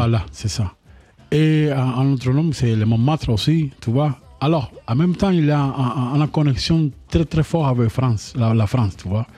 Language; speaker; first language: French; non-native, learner; Spanish